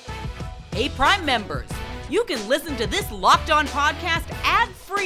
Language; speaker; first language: English; native; English